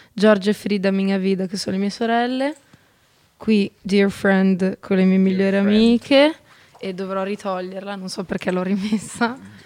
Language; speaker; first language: Italian; native; Italian